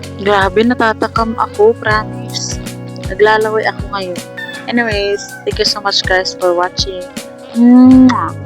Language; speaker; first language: Filipino; non-native, local second language; Cebuano